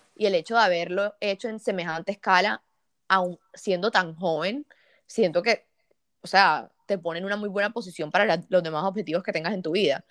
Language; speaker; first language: Spanish; native; Spanish